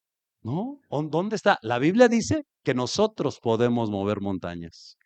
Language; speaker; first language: Spanish; native; Spanish